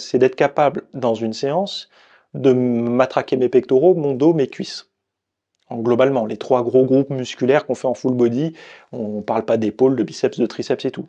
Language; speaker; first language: French; native; French